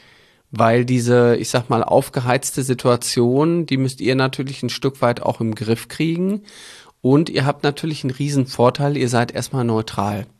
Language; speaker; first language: German; native; German